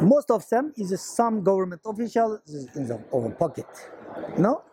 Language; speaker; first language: English; non-native, learner; Chinese